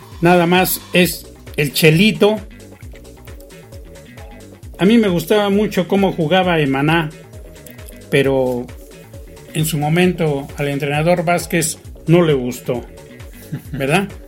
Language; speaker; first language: Spanish; native; Spanish